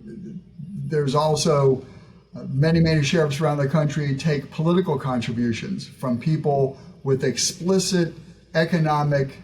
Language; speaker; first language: English; native; English